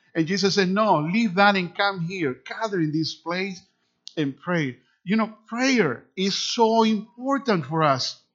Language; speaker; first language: English; non-native, fluent; Spanish